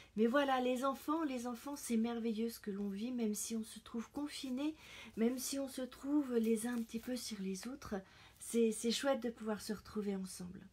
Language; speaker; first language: French; native; French